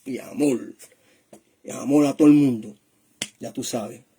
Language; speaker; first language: Spanish; early bilingual, heritage; Spanish